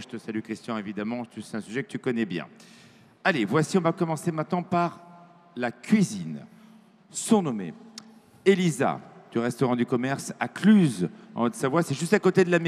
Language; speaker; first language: French; native; French